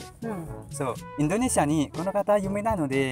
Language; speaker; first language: Japanese; non-native, learner; Indonesian